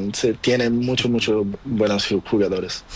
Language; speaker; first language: Spanish; non-native, learner; Portuguese